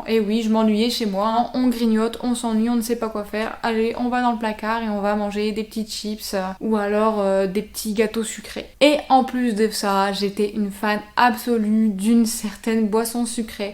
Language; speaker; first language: French; native; French